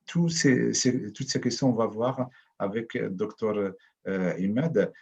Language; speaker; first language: French; non-native, local second language; Arabic